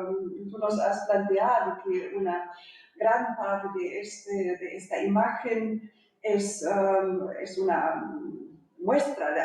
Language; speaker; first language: Spanish; non-native, fluent; German